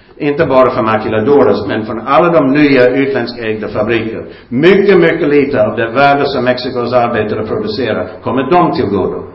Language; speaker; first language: Swedish; non-native, fluent; English